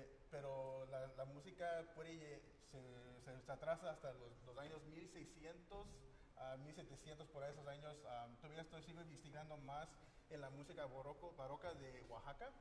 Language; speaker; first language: Spanish; early bilingual, heritage; Spanish